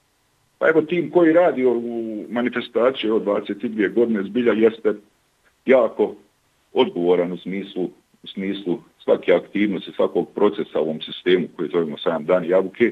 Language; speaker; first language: Bosnian; native; Bosnian